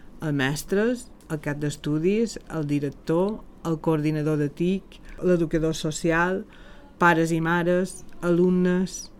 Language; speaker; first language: Catalan; native; Catalan